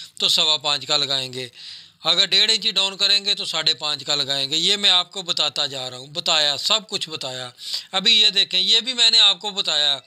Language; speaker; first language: Urdu; non-native, local second language; Punjabi